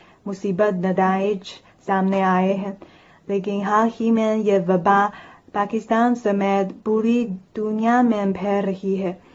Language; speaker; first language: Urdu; non-native, learner; Chinese